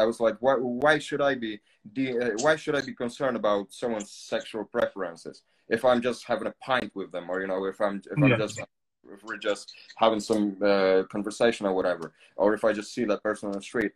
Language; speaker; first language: English; non-native, fluent; Polish